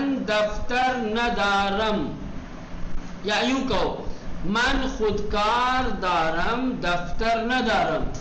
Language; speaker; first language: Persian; non-native, fluent; Urdu